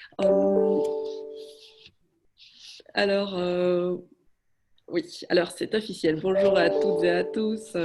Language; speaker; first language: French; non-native, fluent; Polish